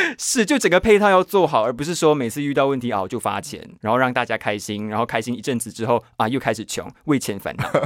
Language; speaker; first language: Chinese; native; Chinese